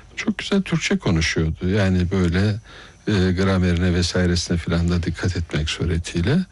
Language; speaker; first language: Turkish; native; Turkish